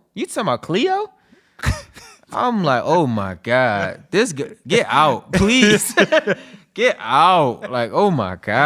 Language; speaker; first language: English; native; English